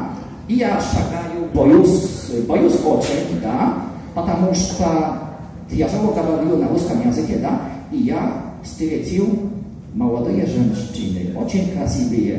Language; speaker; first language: Russian; non-native, learner; Polish